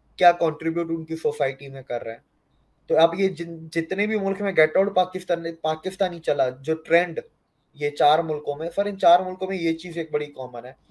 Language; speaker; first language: Hindi; native; Hindi